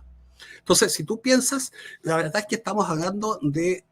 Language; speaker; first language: Spanish; native; Spanish